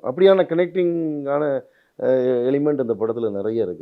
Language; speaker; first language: Tamil; native; Tamil